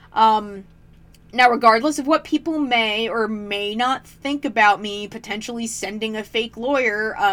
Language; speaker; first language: English; native; English